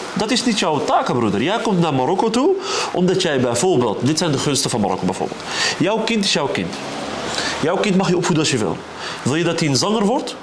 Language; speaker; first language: Dutch; early bilingual, other home language; Arabic